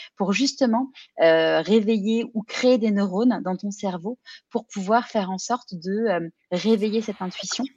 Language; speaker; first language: French; native; French